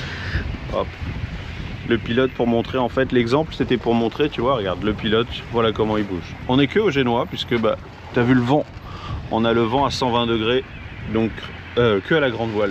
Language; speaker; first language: French; native; French